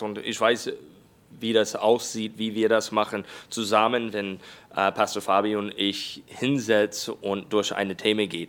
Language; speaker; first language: German; non-native, learner; English